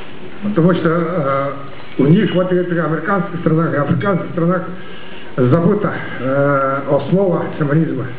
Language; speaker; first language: Polish; non-native, learner; Tuvinian